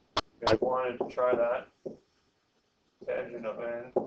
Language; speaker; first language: English; native; English